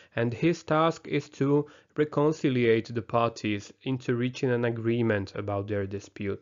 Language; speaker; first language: English; non-native, fluent; Slovak